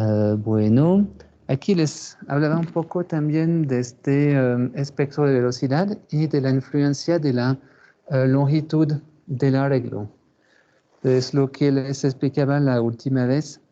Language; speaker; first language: Spanish; non-native, fluent; French